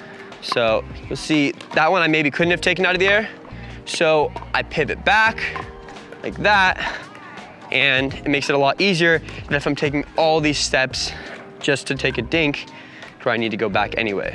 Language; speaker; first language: English; native; English